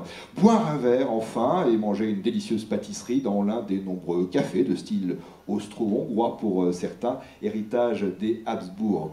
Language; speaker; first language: French; native; French